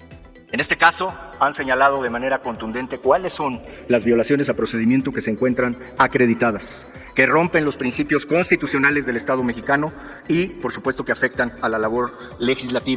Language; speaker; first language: Spanish; native; Spanish